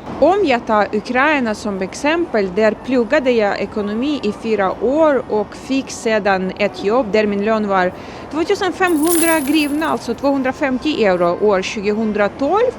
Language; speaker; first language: Swedish; non-native, fluent; Ukrainian